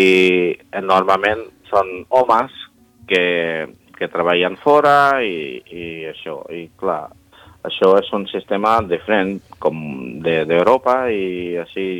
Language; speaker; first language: Catalan; non-native, learner; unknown